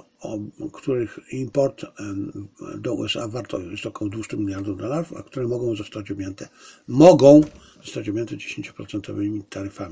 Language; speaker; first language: Polish; native; Polish